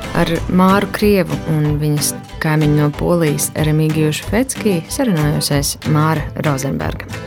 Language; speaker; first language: Latvian; native; Latvian